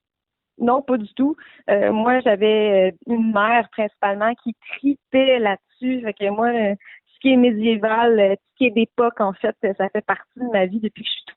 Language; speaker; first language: French; native; French